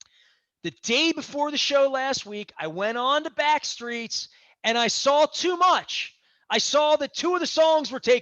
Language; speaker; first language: English; native; English